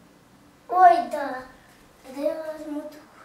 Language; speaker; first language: Russian; early bilingual, heritage; Russian